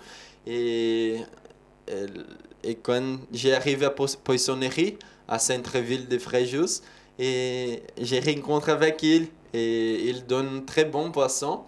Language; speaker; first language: French; non-native, learner; Portuguese